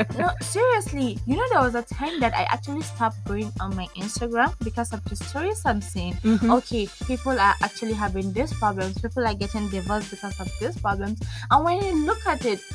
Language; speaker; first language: English; non-native, local second language; Hausa